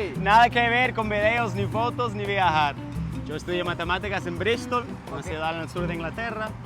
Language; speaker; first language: Spanish; non-native, fluent; English